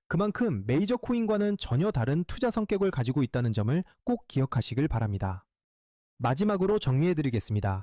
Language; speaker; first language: Korean; native; Korean